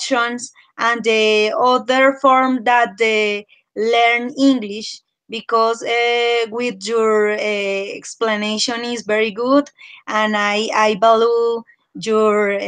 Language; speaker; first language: English; non-native, learner; Spanish